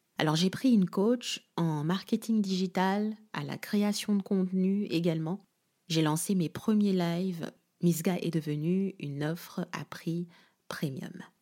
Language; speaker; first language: French; non-native, local second language; Lingala